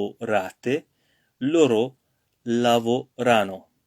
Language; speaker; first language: Italian; non-native, learner; French